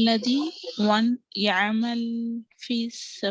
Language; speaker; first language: Arabic; non-native, learner; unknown